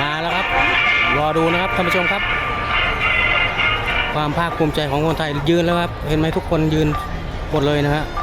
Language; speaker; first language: Thai; native; Thai